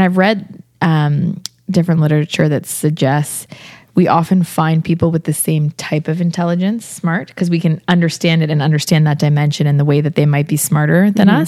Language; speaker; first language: English; native; English